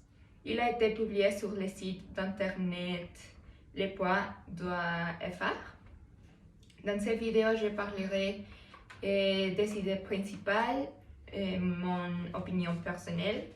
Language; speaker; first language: French; non-native, learner; Spanish